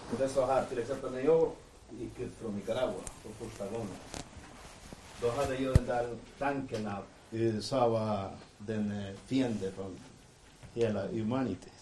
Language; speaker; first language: Swedish; non-native, fluent; Spanish